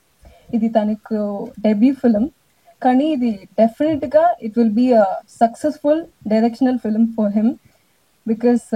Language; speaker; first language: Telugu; non-native, learner; Tamil